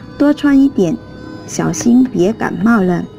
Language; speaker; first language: Chinese; non-native, fluent; Vietnamese